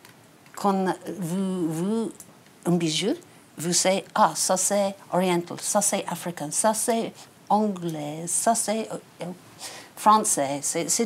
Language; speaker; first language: French; non-native, learner; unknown